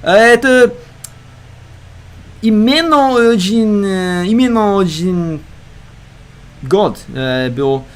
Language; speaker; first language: Russian; non-native, learner; English